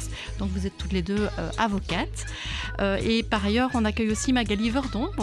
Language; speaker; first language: French; native; French